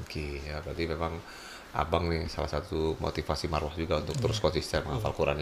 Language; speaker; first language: Indonesian; native; Indonesian